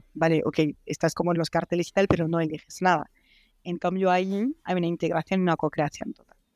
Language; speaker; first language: Spanish; non-native, fluent; French